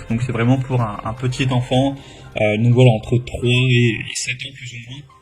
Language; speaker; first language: French; native; French